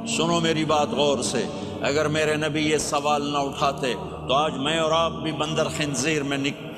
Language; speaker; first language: Urdu; non-native, local second language; Punjabi